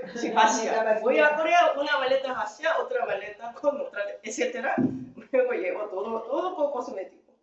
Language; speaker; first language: Spanish; non-native, fluent; Korean